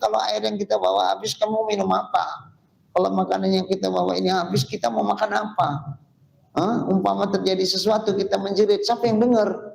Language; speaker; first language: Indonesian; native; Indonesian